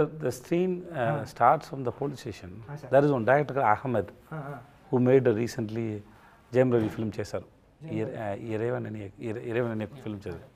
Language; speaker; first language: Telugu; non-native, local second language; Tamil